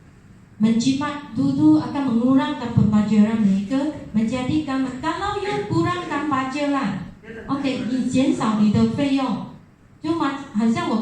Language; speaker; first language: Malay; non-native, local second language; Chinese